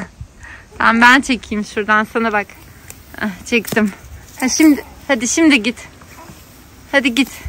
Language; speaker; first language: Turkish; native; Turkish